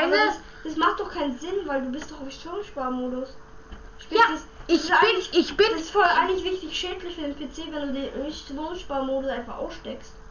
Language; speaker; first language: German; native; German